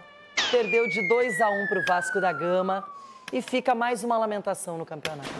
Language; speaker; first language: Portuguese; native; Portuguese